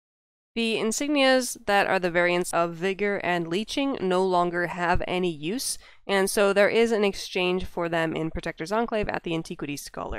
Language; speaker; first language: English; native; English